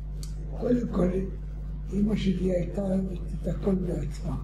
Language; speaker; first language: Hebrew; non-native, fluent; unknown